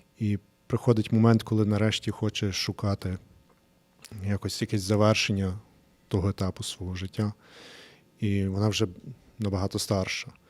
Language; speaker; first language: Ukrainian; early bilingual, heritage; English